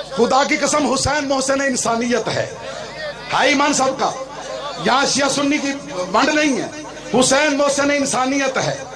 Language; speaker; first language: Urdu; non-native, local second language; Punjabi